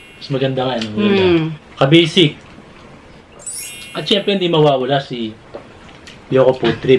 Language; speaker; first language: Filipino; native; Filipino